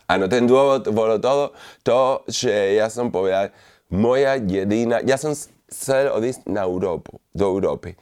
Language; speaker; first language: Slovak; non-native, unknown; Spanish